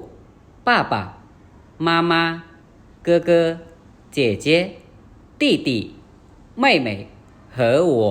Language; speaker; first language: Chinese; non-native, fluent; Khmer